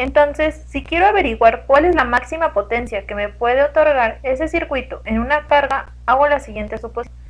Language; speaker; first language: Spanish; native; Spanish